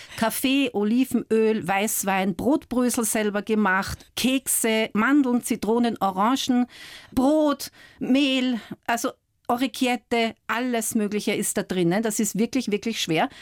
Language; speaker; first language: German; native; German